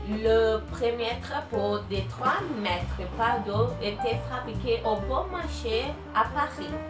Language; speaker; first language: French; non-native, learner; Portuguese